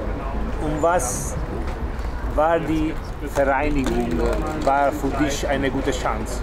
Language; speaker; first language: German; non-native, learner; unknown